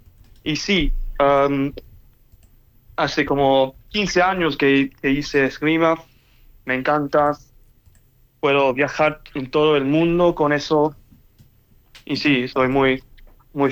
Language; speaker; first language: Spanish; early bilingual, heritage; English